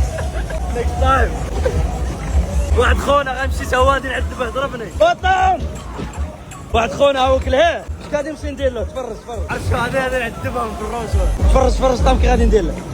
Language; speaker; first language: Arabic; native; Arabic